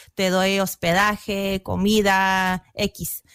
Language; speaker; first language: Spanish; early bilingual, heritage; Spanish